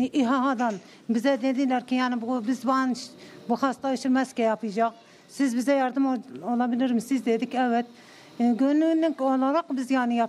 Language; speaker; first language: Turkish; non-native, learner; Turkmen